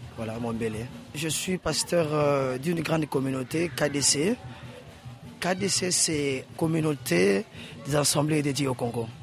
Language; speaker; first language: French; non-native, local second language; Lingala